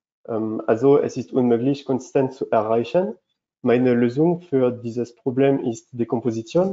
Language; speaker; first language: German; non-native, fluent; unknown